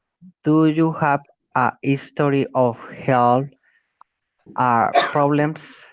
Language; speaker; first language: English; non-native, learner; Spanish